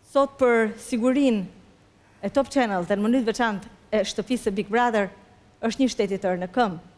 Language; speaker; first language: Albanian; native; Albanian